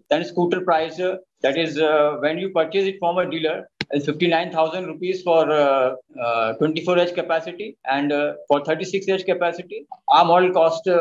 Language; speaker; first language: Telugu; non-native, local second language; Hindi